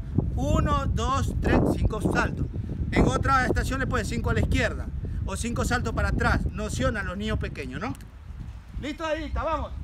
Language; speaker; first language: Spanish; native; Spanish